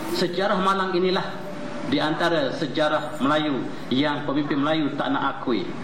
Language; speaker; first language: Malay; native; Malay